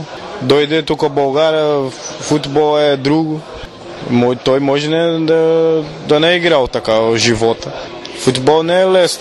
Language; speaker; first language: Bulgarian; non-native, learner; Portuguese